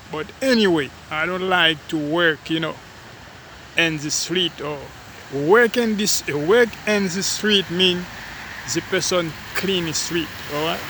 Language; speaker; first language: English; non-native, learner; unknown